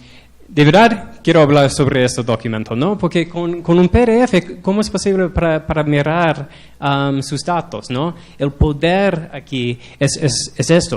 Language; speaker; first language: Spanish; non-native, learner; English